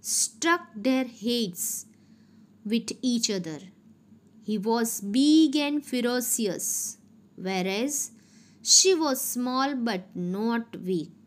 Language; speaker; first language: English; non-native, local second language; Gujarati